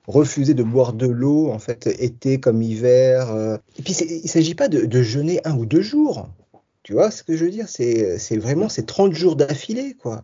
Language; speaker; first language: French; early bilingual, other home language; Tachelhit